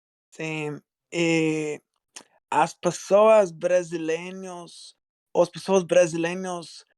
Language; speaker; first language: Portuguese; non-native, learner; English